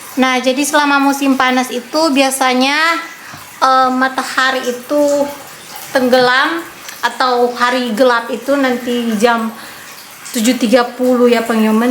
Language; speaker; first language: Indonesian; native; Indonesian